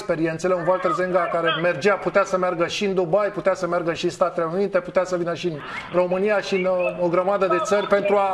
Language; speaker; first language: Romanian; native; Romanian